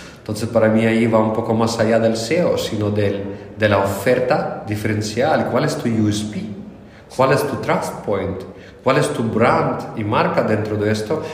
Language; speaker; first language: Spanish; non-native, fluent; Russian